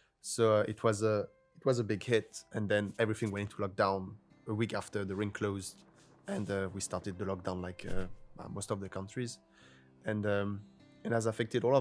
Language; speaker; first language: English; non-native, fluent; French